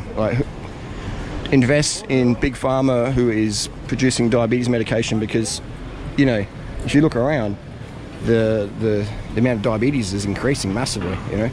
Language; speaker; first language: English; native; English